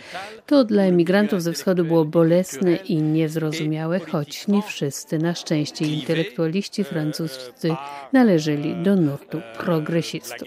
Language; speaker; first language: Polish; native; Polish